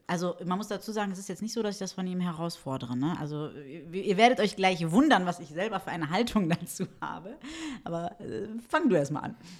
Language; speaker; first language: German; early bilingual, other home language; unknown